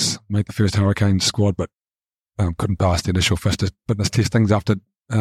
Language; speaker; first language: English; native; English